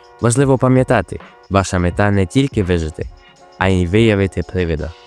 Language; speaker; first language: Ukrainian; native; Ukrainian